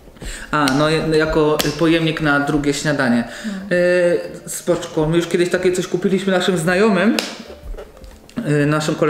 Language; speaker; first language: Polish; native; Polish